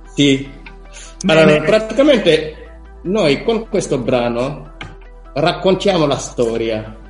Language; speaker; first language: Italian; non-native, fluent; Wolof